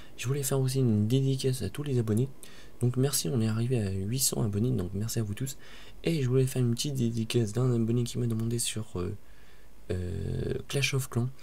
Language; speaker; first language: French; native; French